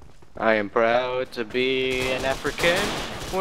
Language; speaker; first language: English; native; English